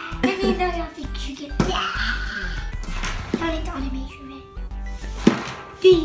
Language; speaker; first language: Swedish; early bilingual, other home language; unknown